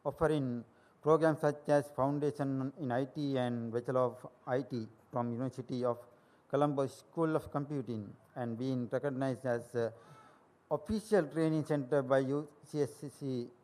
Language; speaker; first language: English; non-native, local second language; Sinhala